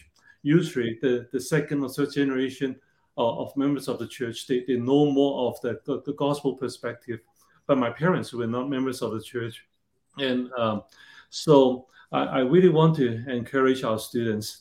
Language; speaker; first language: English; non-native, local second language; Cantonese